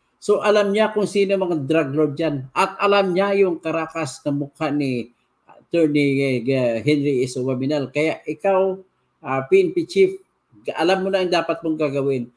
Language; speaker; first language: Filipino; non-native, local second language; Cebuano